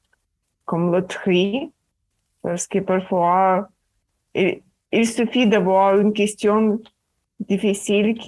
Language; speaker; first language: French; non-native, learner; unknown